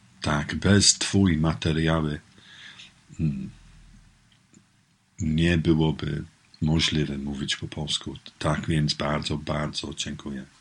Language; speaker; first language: Polish; non-native, learner; English